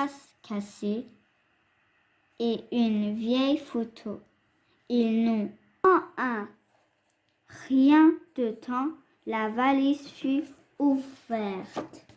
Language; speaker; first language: French; non-native, fluent; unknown